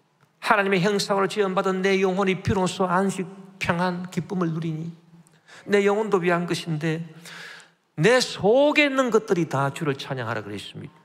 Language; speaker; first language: Korean; native; Korean